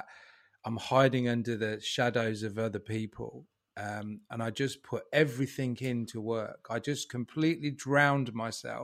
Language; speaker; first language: English; native; English